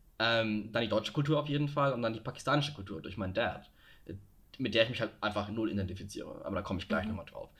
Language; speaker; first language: German; native; German